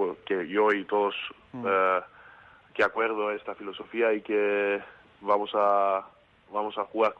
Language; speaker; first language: Spanish; non-native, learner; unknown